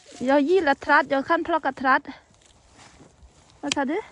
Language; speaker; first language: Swedish; non-native, learner; Thai